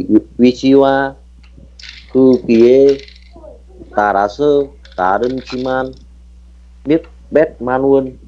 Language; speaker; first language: Korean; non-native, learner; Vietnamese